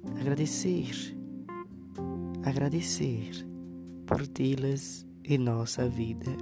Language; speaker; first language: Portuguese; native; Portuguese